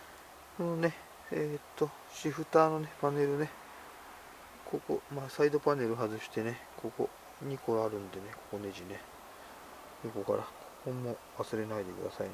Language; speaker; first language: Japanese; native; Japanese